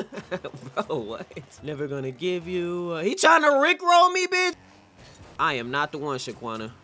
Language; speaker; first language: English; native; English